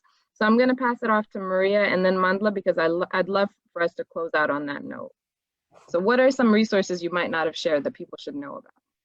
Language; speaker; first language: English; native; English